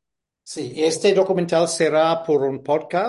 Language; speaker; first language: Spanish; non-native, fluent; English